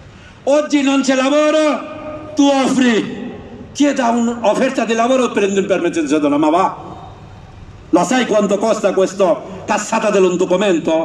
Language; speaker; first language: Italian; non-native, learner; Bangla